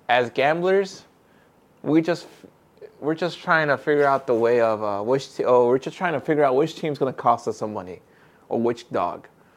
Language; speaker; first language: English; early bilingual, other home language; Spanish